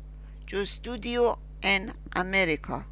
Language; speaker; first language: Spanish; non-native, fluent; Persian